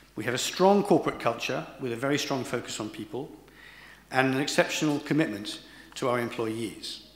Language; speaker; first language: English; native; English